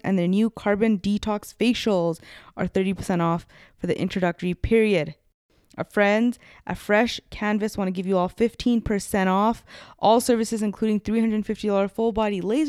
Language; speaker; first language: English; early bilingual, other home language; Punjabi